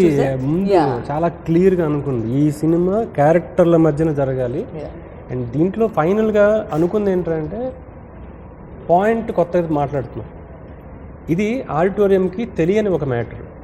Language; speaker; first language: Telugu; native; Telugu